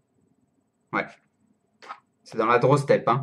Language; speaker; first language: French; native; French